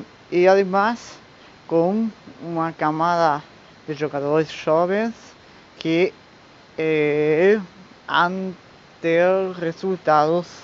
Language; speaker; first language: Portuguese; non-native, learner; Spanish